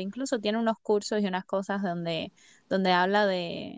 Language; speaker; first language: Spanish; native; Spanish